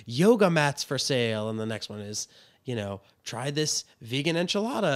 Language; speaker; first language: English; native; English